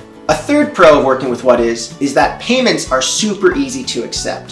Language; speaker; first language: English; native; English